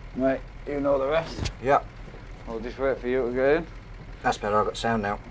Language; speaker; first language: English; native; English